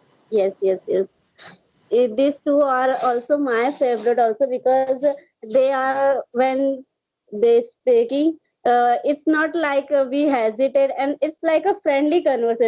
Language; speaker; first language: English; non-native, learner; Hindi